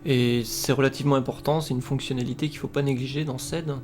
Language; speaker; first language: French; native; French